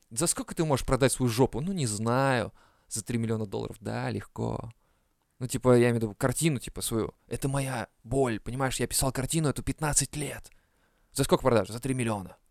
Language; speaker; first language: Russian; native; Russian